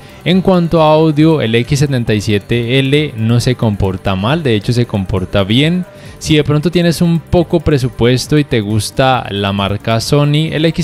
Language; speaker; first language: Spanish; native; Spanish